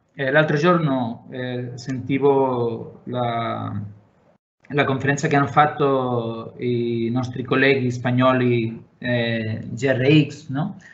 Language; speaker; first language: Italian; non-native, fluent; Catalan